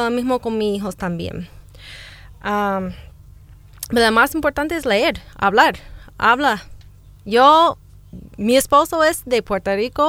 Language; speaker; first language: Spanish; non-native, fluent; English